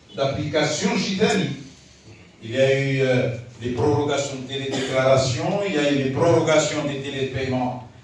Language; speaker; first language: French; non-native, local second language; Arabic